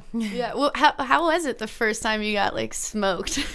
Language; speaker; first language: English; native; English